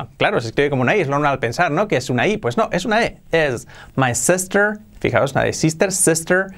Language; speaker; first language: Spanish; native; Spanish